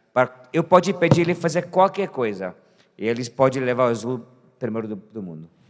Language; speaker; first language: Portuguese; non-native, fluent; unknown